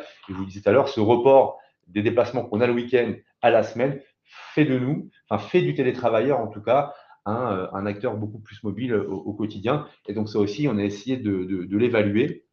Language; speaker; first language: French; native; French